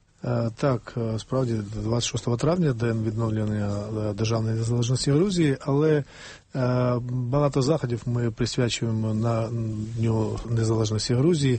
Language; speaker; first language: Ukrainian; non-native, fluent; Georgian